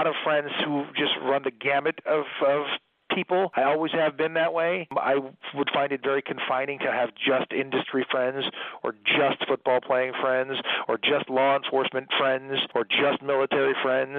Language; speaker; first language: English; native; English